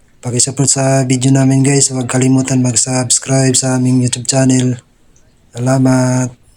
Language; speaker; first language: Filipino; non-native, local second language; Waray